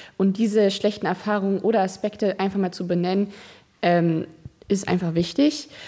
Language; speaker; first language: German; native; German